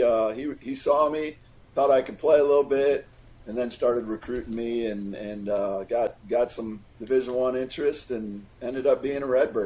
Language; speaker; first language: English; native; English